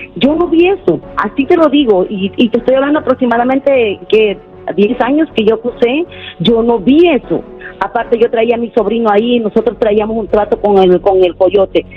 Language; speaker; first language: Spanish; native; Spanish